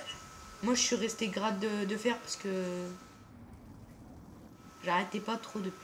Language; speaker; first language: French; native; French